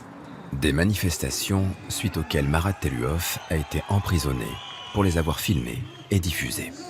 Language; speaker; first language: French; native; French